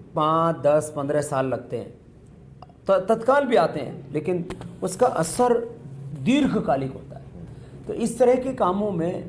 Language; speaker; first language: Hindi; native; Hindi